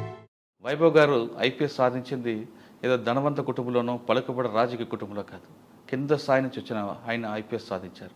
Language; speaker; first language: Telugu; native; Telugu